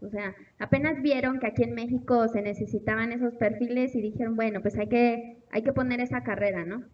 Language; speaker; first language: Spanish; native; Spanish